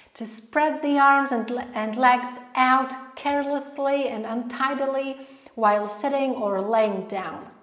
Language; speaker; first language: English; non-native, fluent; Polish